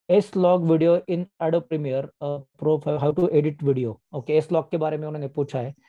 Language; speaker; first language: Hindi; non-native, local second language; Marathi